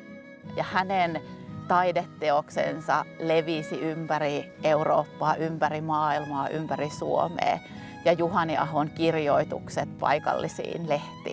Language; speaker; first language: Finnish; native; Finnish